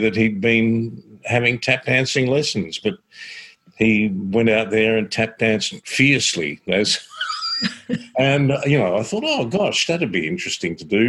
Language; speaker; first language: English; native; English